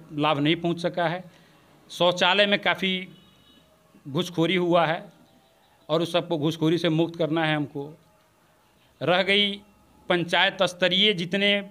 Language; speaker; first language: Hindi; native; Hindi